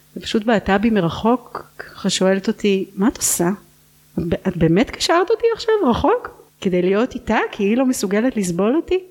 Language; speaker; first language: Hebrew; native; Hebrew